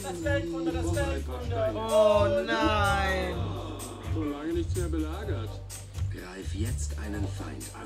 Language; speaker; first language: German; native; German